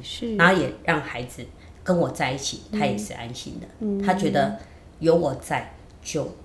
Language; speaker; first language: Chinese; native; Chinese